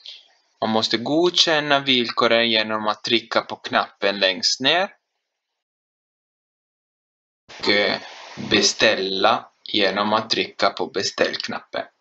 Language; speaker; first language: Swedish; non-native, fluent; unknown